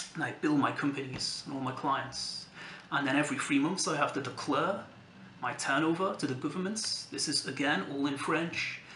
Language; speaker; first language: English; native; English